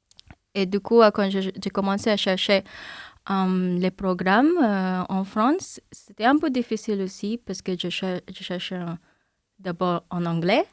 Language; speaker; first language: French; non-native, fluent; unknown